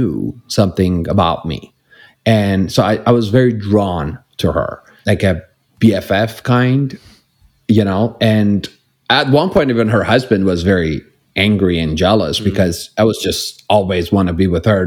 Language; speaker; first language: English; non-native, fluent; Persian